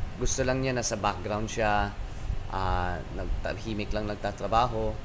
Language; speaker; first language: Filipino; native; Filipino